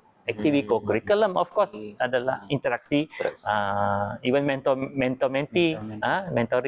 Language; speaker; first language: Malay; native; Malay